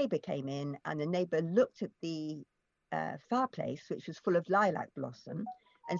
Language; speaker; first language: English; native; English